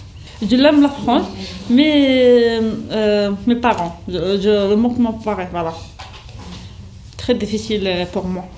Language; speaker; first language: French; non-native, learner; Kabyle